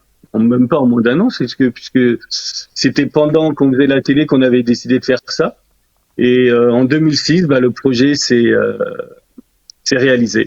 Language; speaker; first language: French; early bilingual, other home language; Korean